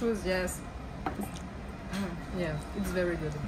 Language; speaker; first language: English; non-native, learner; French